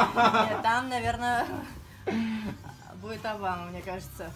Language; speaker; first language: Russian; native; Russian